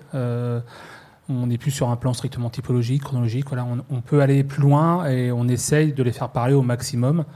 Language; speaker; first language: French; native; French